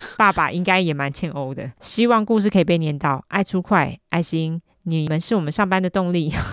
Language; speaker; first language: Chinese; native; Chinese